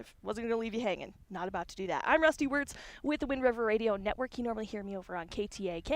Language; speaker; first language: English; native; English